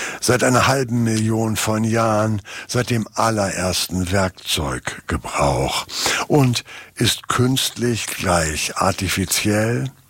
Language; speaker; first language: German; native; German